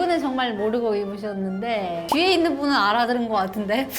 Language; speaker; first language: Korean; non-native, fluent; Kazakh